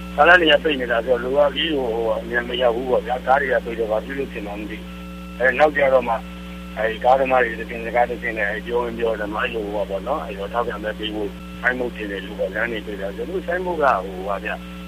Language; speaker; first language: Burmese; native; Burmese